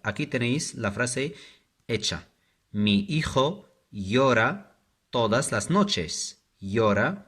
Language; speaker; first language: Spanish; non-native, fluent; Arabic